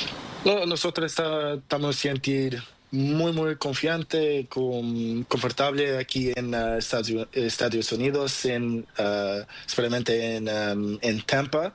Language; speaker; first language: Spanish; non-native, learner; Portuguese